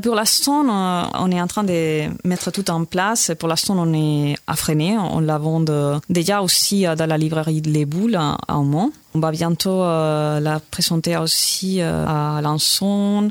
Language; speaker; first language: French; non-native, fluent; Spanish